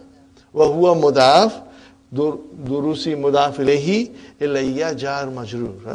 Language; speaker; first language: Arabic; non-native, fluent; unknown